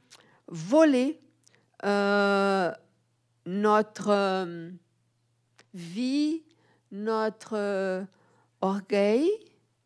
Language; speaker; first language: French; non-native, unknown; Portuguese